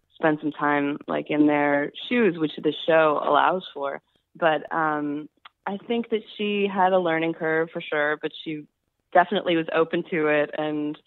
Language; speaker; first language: English; native; English